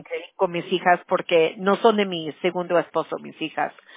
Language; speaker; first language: Spanish; early bilingual, heritage; Spanish